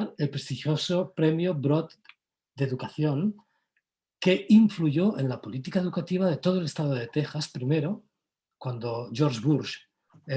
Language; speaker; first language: Spanish; non-native, local second language; Catalan